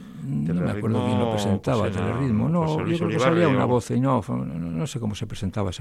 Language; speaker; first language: Spanish; native; Spanish